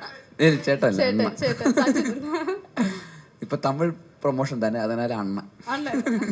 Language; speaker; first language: Tamil; non-native, local second language; Malayalam